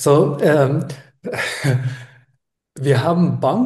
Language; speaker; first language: German; non-native, fluent; Spanish